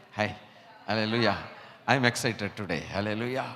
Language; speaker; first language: English; non-native, local second language; Tamil